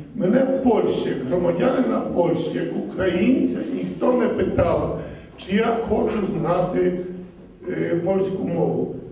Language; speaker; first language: Ukrainian; early bilingual, heritage; Ukrainian